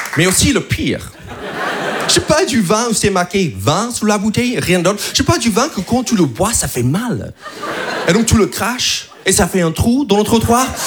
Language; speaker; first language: French; non-native, fluent; English